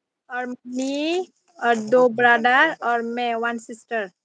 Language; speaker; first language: Hindi; non-native, local second language; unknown